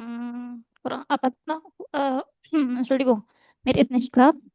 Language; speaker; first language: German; non-native, fluent; Indonesian